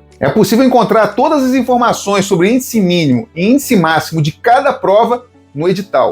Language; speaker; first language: Portuguese; native; Portuguese